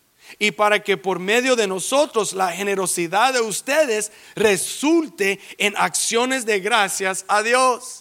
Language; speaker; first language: Spanish; early bilingual, heritage; English